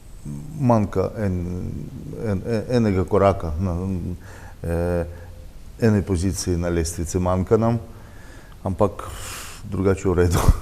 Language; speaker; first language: Slovenian; non-native, learner; Russian